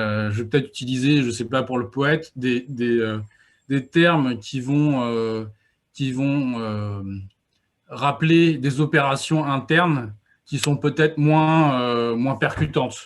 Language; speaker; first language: French; native; French